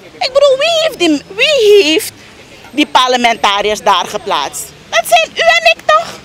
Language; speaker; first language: Dutch; native; Dutch